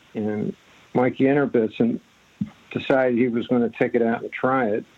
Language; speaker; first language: English; native; English